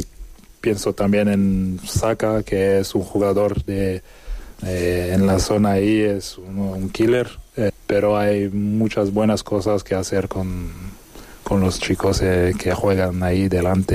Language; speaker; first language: Spanish; non-native, fluent; French